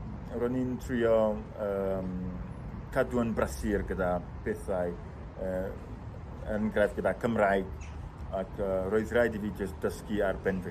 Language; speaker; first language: Welsh; non-native, fluent; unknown